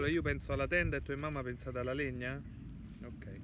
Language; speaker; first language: Italian; native; Italian